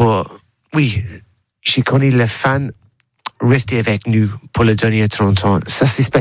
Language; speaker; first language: French; non-native, learner; English